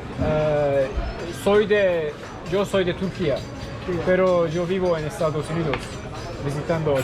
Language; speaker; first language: Spanish; non-native, learner; Turkish